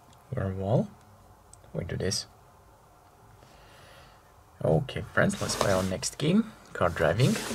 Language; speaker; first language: English; non-native, learner; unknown